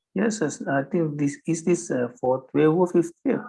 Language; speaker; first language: English; non-native, learner; Sinhala